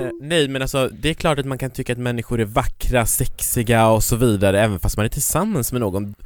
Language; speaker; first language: Swedish; native; Swedish